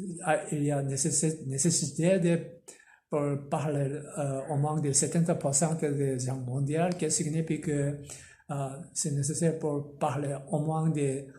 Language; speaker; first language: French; non-native, learner; Korean